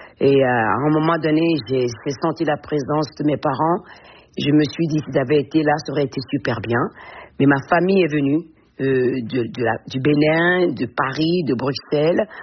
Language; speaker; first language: French; non-native, local second language; Fon